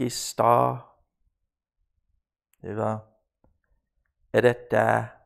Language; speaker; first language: Finnish; non-native, learner; English